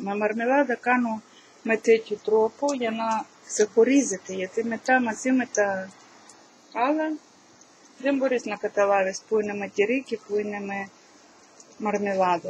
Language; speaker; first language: Greek; non-native, learner; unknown